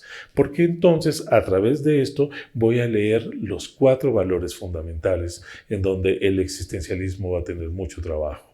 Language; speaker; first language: Spanish; native; Spanish